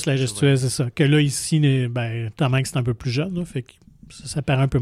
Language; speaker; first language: French; native; French